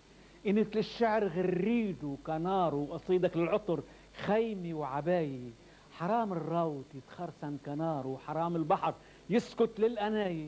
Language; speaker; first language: Arabic; native; Arabic